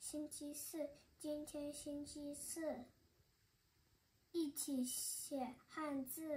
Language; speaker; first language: Chinese; early bilingual, heritage; Chinese